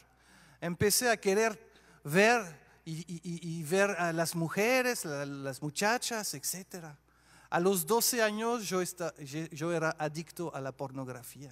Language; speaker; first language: Spanish; non-native, fluent; French